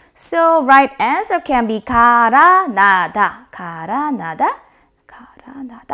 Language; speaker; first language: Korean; non-native, fluent; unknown